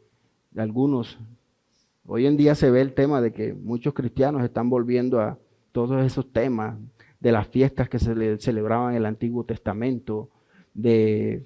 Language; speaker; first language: Spanish; native; Spanish